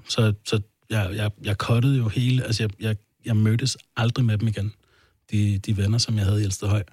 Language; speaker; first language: Danish; early bilingual, other home language; Arabic